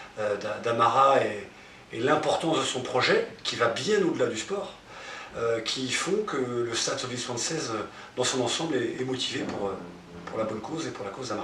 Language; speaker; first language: French; native; French